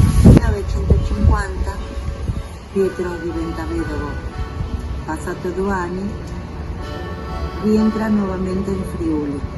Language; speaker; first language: Italian; early bilingual, heritage; Italian